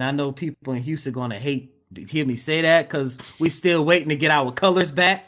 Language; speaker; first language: English; native; English